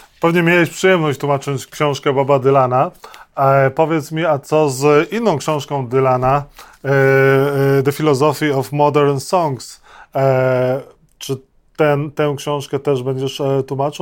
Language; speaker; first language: Polish; native; Polish